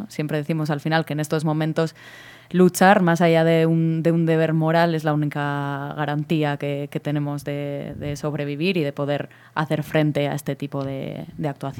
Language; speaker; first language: Spanish; native; Spanish